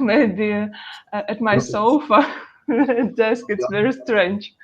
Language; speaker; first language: English; non-native, learner; Russian